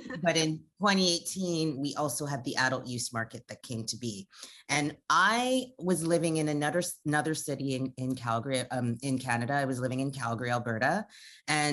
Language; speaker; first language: English; native; English